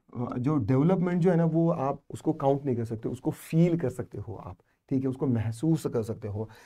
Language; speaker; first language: Hindi; non-native, local second language; Marathi